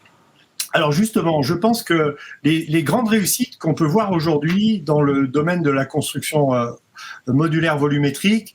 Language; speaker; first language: French; native; French